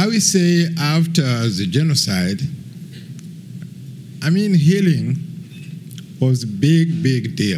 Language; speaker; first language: English; non-native, local second language; Kinyarwanda